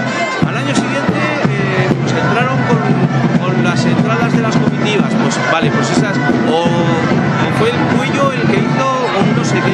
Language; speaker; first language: Spanish; native; Spanish